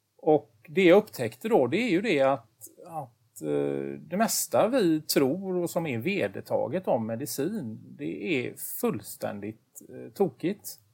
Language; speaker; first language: Swedish; native; Swedish